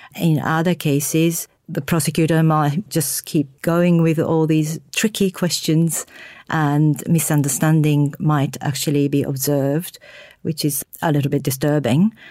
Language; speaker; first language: English; non-native, fluent; Japanese